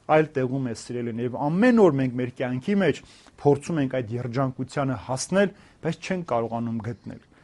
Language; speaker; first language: Armenian; native; Armenian